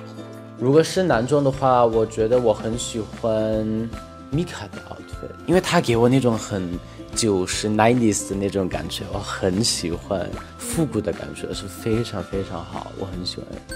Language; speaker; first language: Chinese; non-native, fluent; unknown